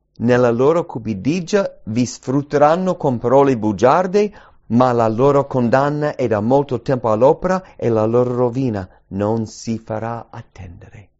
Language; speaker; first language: Italian; early bilingual, heritage; English